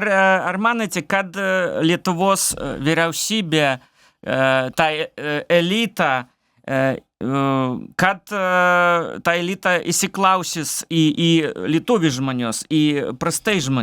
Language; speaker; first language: Lithuanian; non-native, learner; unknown